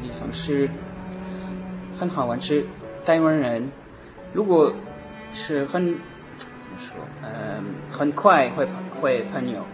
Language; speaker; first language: Chinese; non-native, learner; French